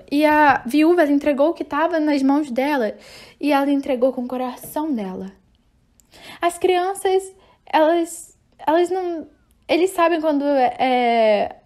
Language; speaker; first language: Portuguese; non-native, fluent; English